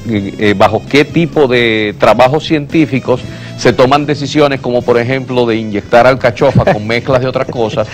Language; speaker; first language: Spanish; native; Spanish